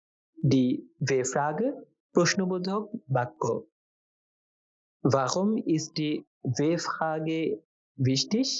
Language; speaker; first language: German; non-native, fluent; Bangla